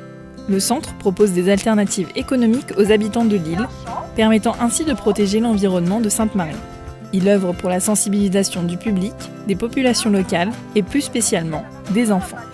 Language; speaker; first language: French; native; French